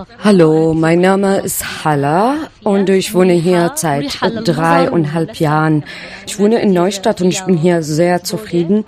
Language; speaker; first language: German; non-native, learner; Arabic